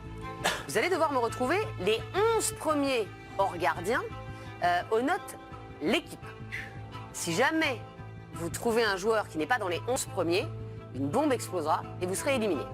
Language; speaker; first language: French; native; French